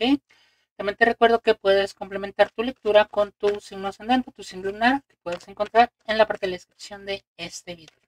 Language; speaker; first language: Spanish; native; Spanish